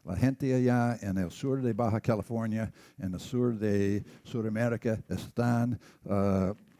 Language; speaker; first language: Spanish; non-native, learner; English